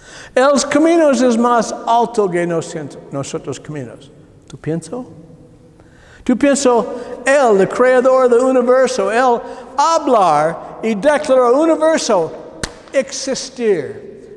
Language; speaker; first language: Spanish; non-native, learner; English